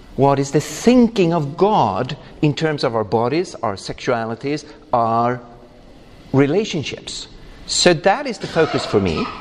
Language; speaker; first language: English; non-native, fluent; Swedish